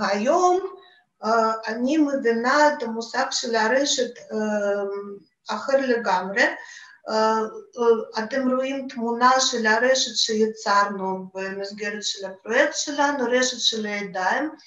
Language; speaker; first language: Hebrew; non-native, fluent; Russian